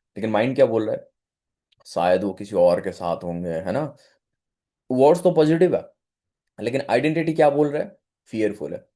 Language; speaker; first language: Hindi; non-native, local second language; Odia